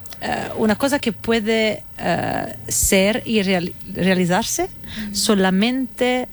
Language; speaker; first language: Spanish; non-native, fluent; Italian